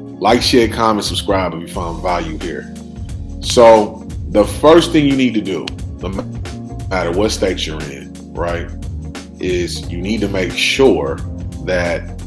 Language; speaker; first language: English; native; English